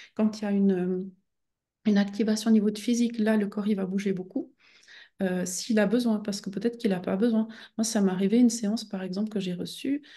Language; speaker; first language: French; native; French